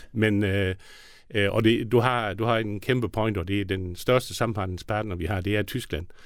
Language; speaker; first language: Danish; native; Danish